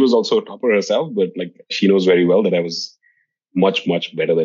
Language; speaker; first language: English; non-native, local second language; Hindi